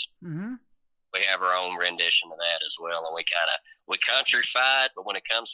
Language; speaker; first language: English; native; English